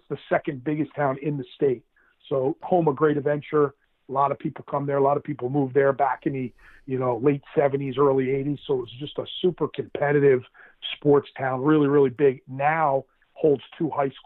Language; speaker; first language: English; native; English